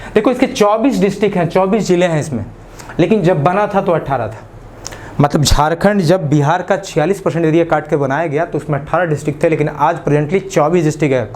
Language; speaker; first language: Hindi; native; Hindi